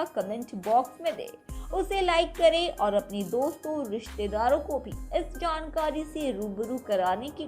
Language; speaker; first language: Hindi; native; Hindi